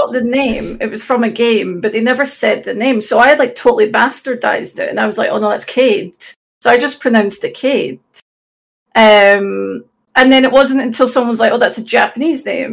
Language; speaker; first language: English; native; English